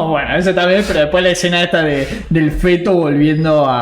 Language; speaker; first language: Spanish; native; Spanish